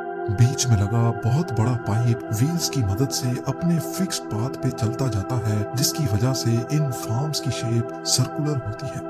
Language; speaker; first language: Urdu; native; Urdu